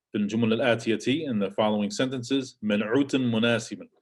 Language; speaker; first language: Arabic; non-native, fluent; English